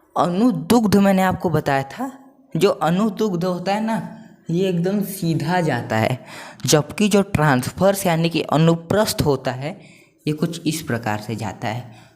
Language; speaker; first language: Hindi; non-native, local second language; Marathi